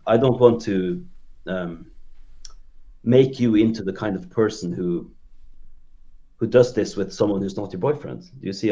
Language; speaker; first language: English; non-native, fluent; Norwegian